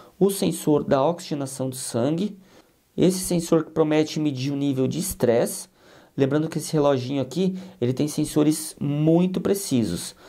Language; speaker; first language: Portuguese; native; Portuguese